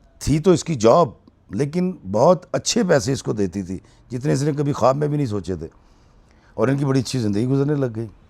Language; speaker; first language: Urdu; native; Urdu